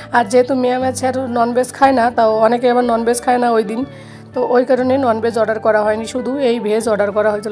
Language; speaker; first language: Bangla; native; Bangla